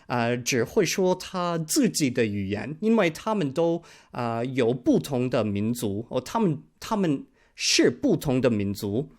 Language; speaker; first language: Chinese; non-native, learner; English